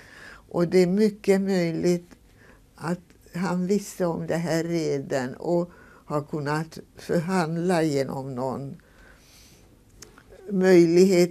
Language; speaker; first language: Swedish; non-native, fluent; Hungarian